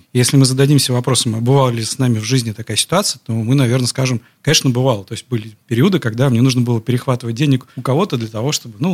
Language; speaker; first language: Russian; native; Russian